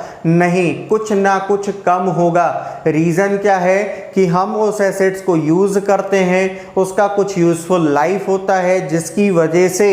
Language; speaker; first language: Hindi; native; Hindi